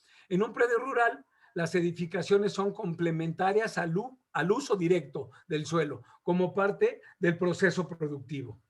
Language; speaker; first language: Spanish; native; Spanish